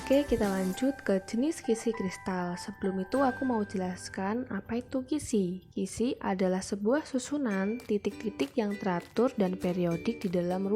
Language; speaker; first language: Indonesian; native; Indonesian